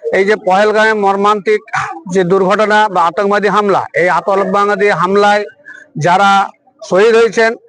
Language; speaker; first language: Bangla; non-native, local second language; Santali